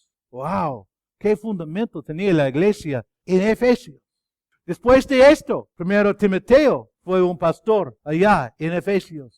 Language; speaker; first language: Spanish; non-native, fluent; English